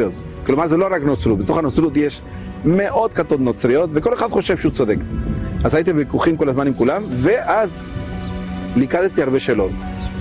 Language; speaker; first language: Hebrew; non-native, fluent; Spanish